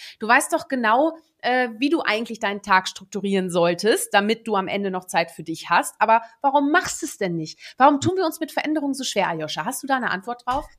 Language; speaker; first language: German; early bilingual, other home language; Dutch